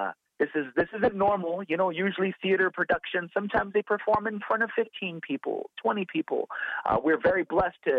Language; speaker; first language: English; native; English